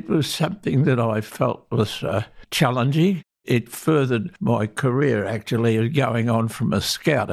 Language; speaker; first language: English; native; English